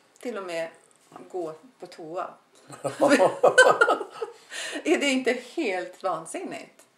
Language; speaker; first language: Swedish; non-native, fluent; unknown